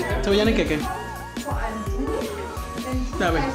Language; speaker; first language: Spanish; native; Spanish